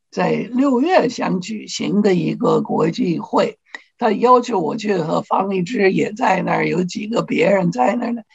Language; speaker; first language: Chinese; non-native, fluent; English